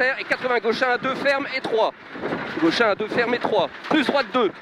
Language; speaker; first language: French; native; French